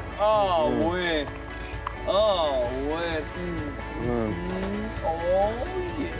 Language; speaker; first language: French; native; French